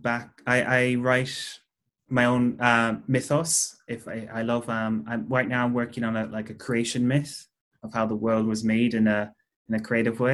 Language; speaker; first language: English; native; English